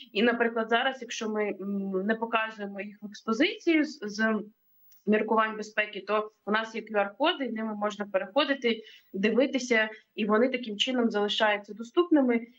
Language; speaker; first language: Ukrainian; native; Ukrainian